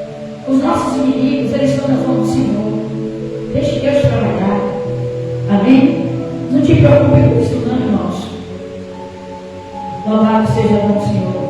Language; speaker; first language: Portuguese; native; Portuguese